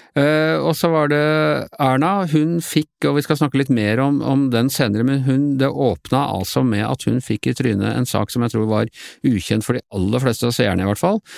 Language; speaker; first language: Norwegian; native; Norwegian